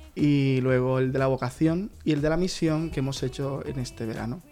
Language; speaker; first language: Spanish; native; Spanish